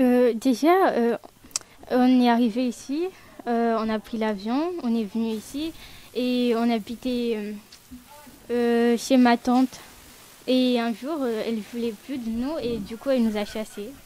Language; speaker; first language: French; early bilingual, other home language; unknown